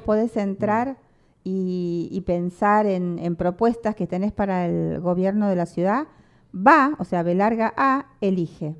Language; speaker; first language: Spanish; native; Spanish